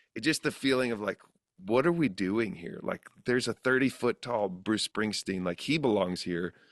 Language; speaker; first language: English; native; English